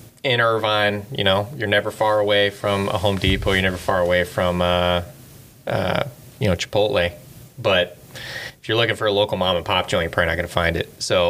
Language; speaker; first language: English; native; English